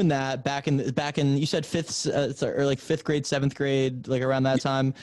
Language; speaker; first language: English; native; English